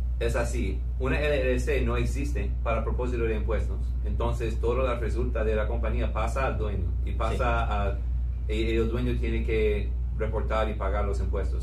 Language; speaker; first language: Spanish; non-native, fluent; English